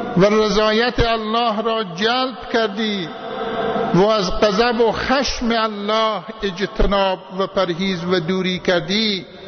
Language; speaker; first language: Persian; native; Persian